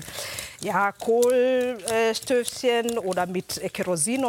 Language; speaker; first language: German; non-native, fluent; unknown